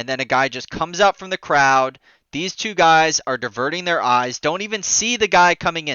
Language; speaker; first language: English; native; English